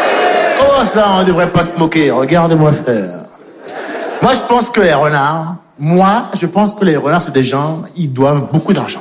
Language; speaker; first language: French; native; French